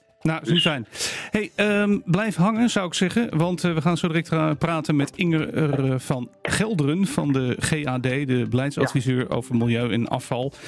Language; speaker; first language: Dutch; native; Dutch